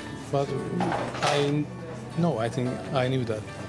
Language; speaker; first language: English; non-native, learner; Turkish